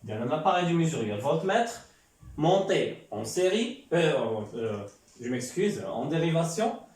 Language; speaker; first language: French; non-native, local second language; Arabic